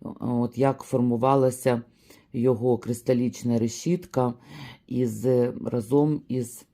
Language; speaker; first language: Ukrainian; native; Ukrainian